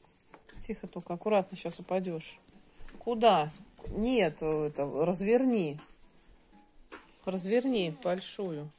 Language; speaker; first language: Russian; native; Russian